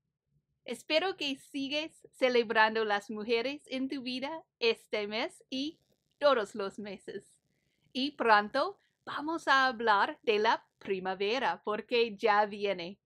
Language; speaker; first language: Spanish; early bilingual, heritage; Spanish